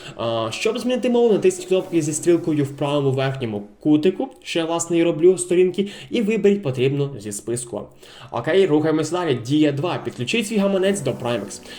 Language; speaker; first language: Ukrainian; native; Ukrainian